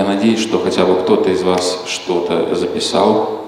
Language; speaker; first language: Russian; native; Russian